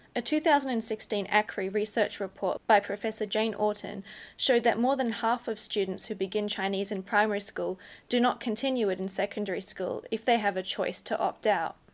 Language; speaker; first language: English; native; English